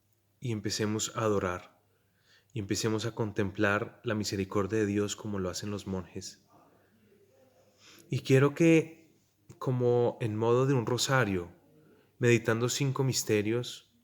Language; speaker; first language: Spanish; native; Spanish